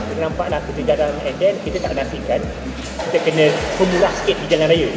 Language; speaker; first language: Malay; native; Malay